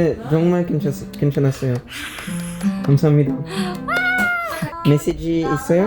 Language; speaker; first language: Korean; non-native, learner; French